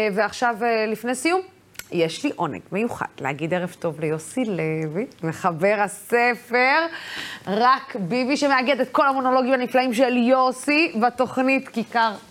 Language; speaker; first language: Hebrew; non-native, local second language; Arabic